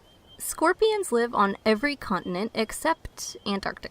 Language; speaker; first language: English; native; English